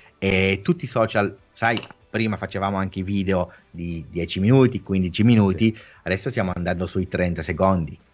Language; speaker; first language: Italian; early bilingual, heritage; English